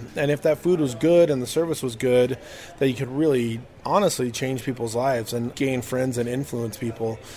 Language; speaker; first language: English; native; English